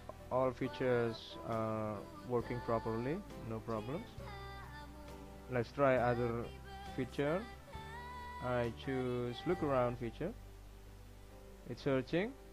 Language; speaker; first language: English; non-native, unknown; Indonesian